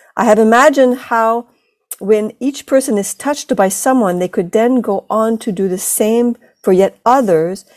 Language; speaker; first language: English; non-native, fluent; Italian